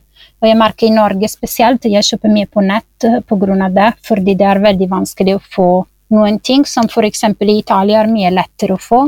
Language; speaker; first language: Norwegian; non-native, fluent; Italian